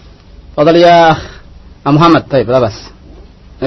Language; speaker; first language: Arabic; non-native, fluent; Indonesian